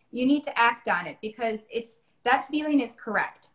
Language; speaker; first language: English; native; English